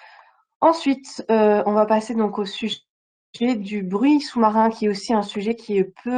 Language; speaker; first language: French; native; French